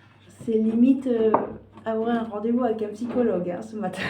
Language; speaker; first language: French; native; French